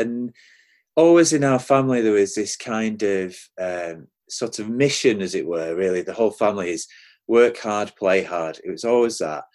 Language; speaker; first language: English; native; English